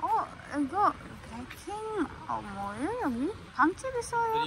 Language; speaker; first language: Korean; non-native, learner; Urdu